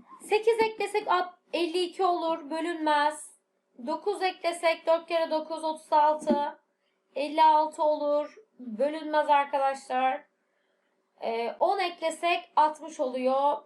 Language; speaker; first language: Turkish; native; Turkish